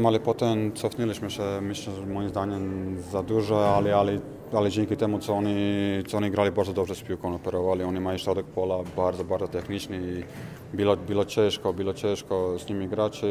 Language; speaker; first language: Polish; non-native, fluent; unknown